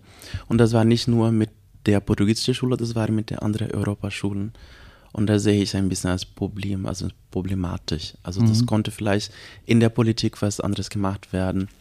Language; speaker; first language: German; non-native, learner; Portuguese